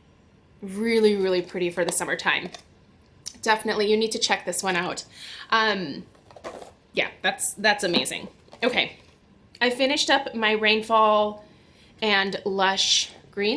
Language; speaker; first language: English; native; English